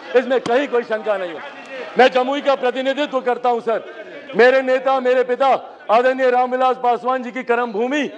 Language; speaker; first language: Hindi; native; Hindi